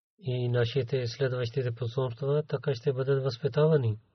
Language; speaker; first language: Bulgarian; non-native, learner; Urdu